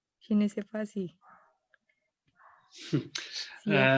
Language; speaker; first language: French; non-native, learner; Spanish